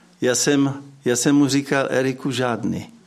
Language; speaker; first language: Czech; native; Czech